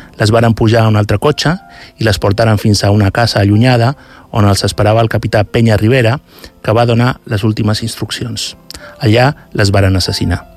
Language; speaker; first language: Catalan; native; Catalan